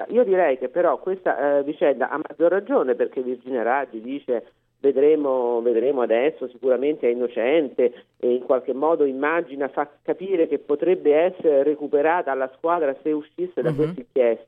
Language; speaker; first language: Italian; native; Italian